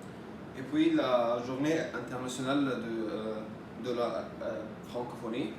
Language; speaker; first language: French; non-native, learner; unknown